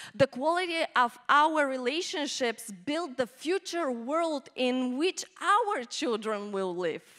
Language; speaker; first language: English; non-native, fluent; Bulgarian